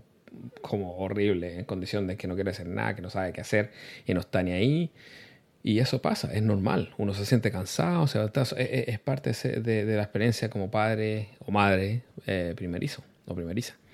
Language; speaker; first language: Spanish; early bilingual, heritage; Spanish